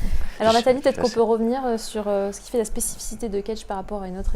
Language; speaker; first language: French; native; French